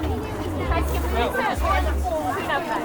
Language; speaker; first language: German; non-native, learner; Filipino